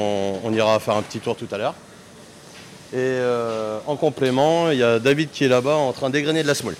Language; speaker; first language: French; native; French